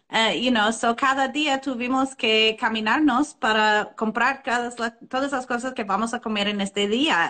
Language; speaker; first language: Spanish; non-native, fluent; English